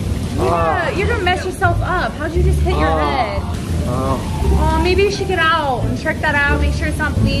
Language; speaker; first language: English; native; English